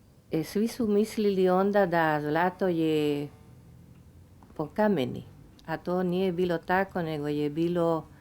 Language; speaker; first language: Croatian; early bilingual, heritage; Spanish